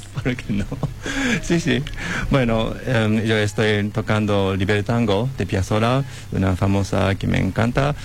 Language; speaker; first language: Spanish; non-native, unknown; Japanese